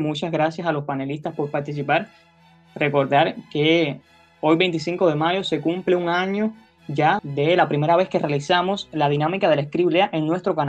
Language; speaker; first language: Spanish; native; Spanish